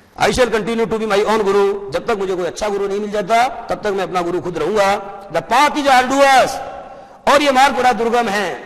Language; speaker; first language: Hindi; native; Hindi